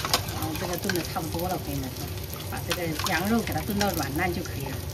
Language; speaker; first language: Chinese; native; Chinese